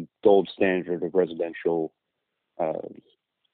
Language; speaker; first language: English; native; English